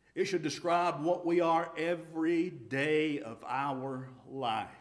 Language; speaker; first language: English; native; English